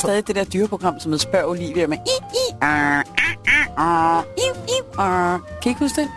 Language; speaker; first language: Danish; native; Danish